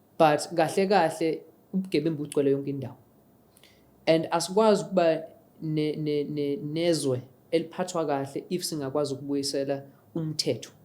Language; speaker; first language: Zulu; non-native, local second language; English